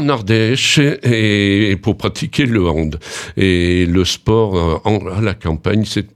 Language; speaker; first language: French; native; French